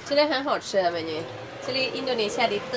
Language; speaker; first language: Chinese; non-native, learner; Indonesian